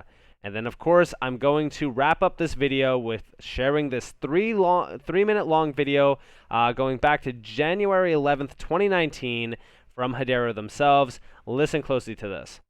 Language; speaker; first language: English; native; English